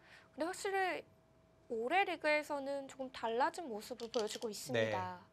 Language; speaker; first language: Korean; native; Korean